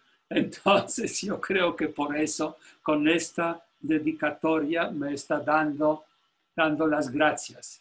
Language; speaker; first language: Spanish; non-native, fluent; Polish